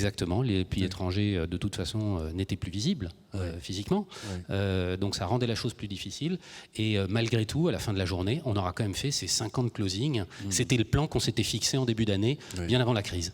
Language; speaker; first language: French; native; French